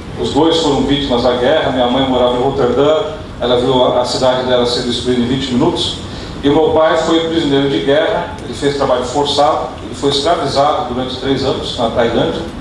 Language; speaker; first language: Portuguese; early bilingual, other home language; Dutch